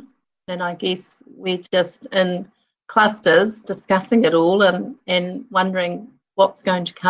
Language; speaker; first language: English; native; English